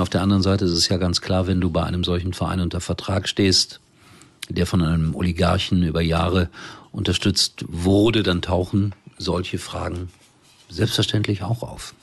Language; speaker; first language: German; native; German